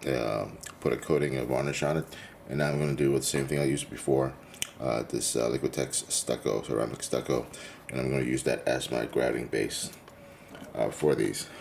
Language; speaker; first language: English; native; English